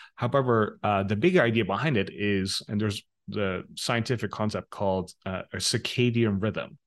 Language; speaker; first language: English; non-native, fluent; Dutch